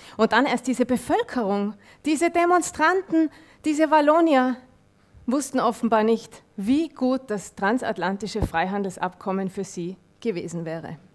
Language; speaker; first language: German; non-native, fluent; French